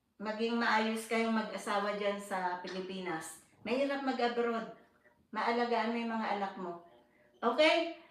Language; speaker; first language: Filipino; non-native, local second language; Cebuano